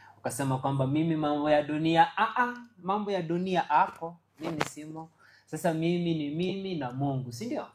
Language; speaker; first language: Swahili; non-native, local second language; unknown